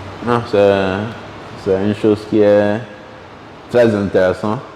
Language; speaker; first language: French; non-native, local second language; Ewe